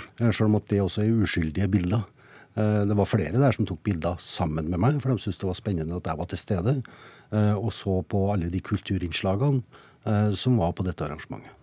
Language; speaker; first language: Norwegian; native; Norwegian